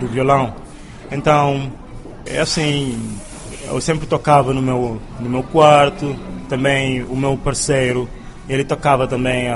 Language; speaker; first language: Portuguese; non-native, local second language; Kabuverdianu